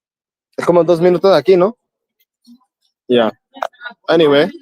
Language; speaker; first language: Spanish; non-native, learner; English